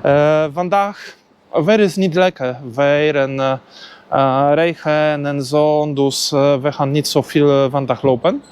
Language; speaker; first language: Dutch; non-native, learner; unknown